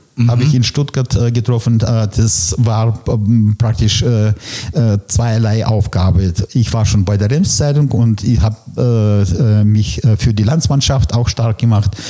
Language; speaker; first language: German; non-native, fluent; Russian